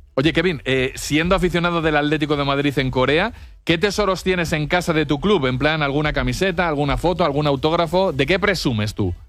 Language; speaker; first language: Spanish; native; Spanish